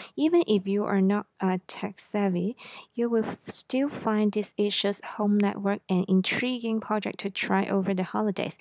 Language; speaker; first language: English; non-native, local second language; Cantonese